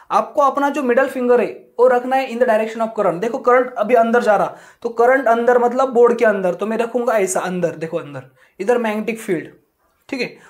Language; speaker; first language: Hindi; non-native, local second language; Marathi